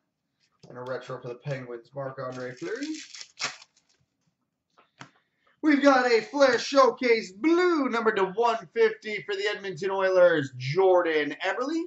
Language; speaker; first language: English; native; English